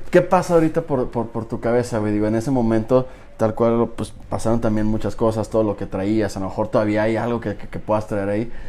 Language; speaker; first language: Spanish; native; Spanish